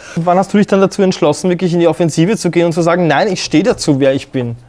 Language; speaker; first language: German; early bilingual, other home language; Croatian